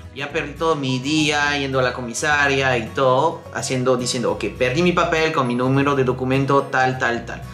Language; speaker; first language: Spanish; non-native, fluent; French